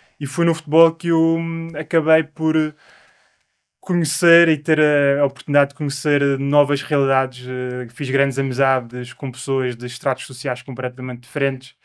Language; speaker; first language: Portuguese; native; Portuguese